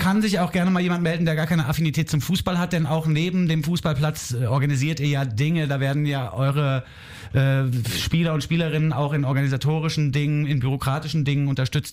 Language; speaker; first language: German; native; German